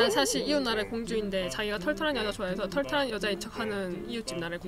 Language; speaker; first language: Korean; native; Korean